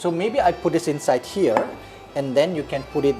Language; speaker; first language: English; non-native, fluent; Indonesian